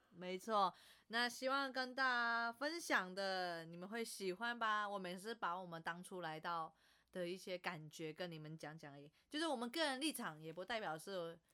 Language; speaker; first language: Chinese; non-native, local second language; Cantonese